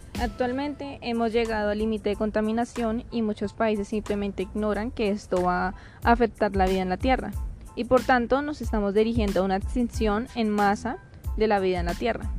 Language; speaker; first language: Spanish; native; Spanish